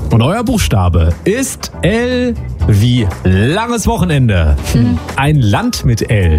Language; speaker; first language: German; native; German